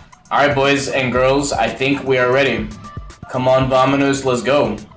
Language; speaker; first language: English; early bilingual, other home language; Spanish